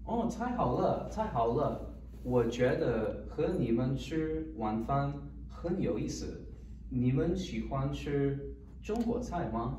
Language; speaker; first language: Chinese; non-native, learner; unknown